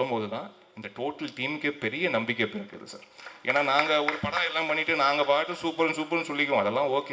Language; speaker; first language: Tamil; native; Tamil